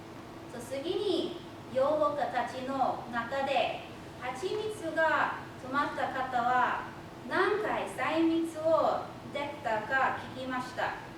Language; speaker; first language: Japanese; non-native, fluent; English